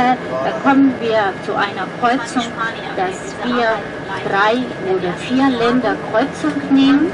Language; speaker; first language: German; non-native, fluent; Armenian